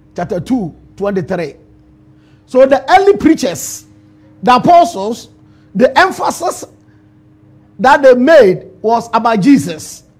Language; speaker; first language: English; non-native, local second language; Ewe